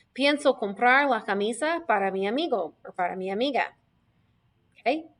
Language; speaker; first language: Spanish; non-native, fluent; English